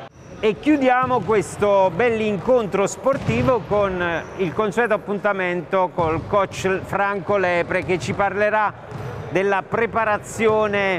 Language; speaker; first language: Italian; native; Italian